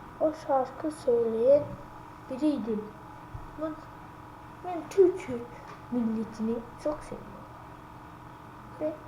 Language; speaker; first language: Turkish; non-native, learner; Azerbaijani